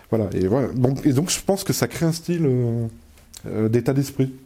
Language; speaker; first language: French; native; French